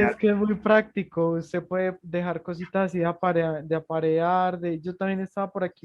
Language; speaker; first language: Spanish; native; Spanish